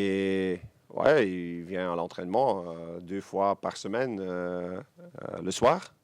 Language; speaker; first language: French; non-native, local second language; Dutch